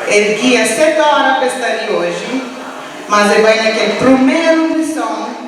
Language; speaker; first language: Portuguese; early bilingual, heritage; Portuguese